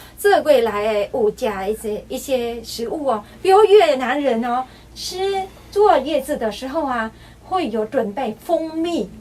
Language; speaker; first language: Chinese; non-native, fluent; Vietnamese